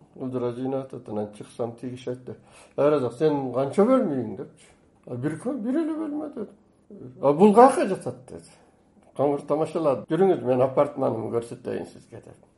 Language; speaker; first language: Kyrgyz; native; Kyrgyz